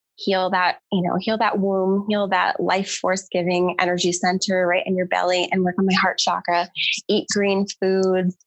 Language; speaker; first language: English; native; English